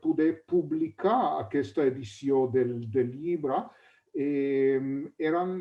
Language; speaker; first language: Catalan; non-native, fluent; Hebrew